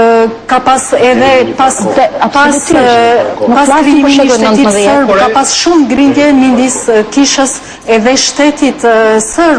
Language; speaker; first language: Albanian; non-native, fluent; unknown